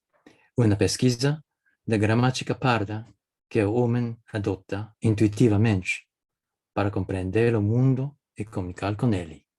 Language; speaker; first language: Portuguese; non-native, fluent; Japanese